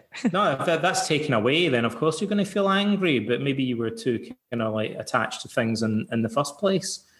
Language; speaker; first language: English; native; English